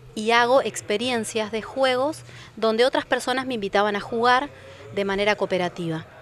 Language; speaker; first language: Spanish; native; Spanish